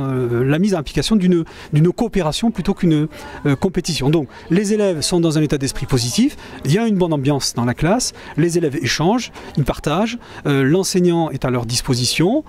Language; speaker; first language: French; native; French